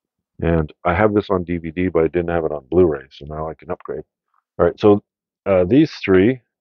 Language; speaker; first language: English; native; English